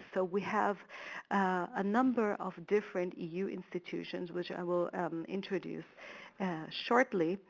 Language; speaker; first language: English; non-native, fluent; German